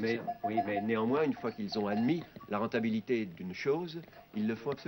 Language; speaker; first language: French; native; French